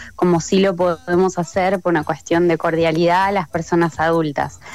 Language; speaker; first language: Spanish; native; Spanish